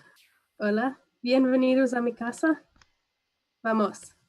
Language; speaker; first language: Spanish; non-native, learner; English